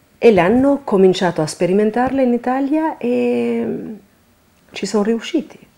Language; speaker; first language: Italian; non-native, fluent; Albanian